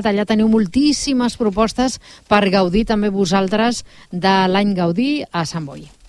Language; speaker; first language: Catalan; native; Catalan